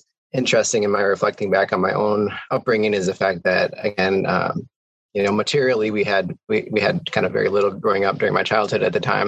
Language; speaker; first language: English; native; English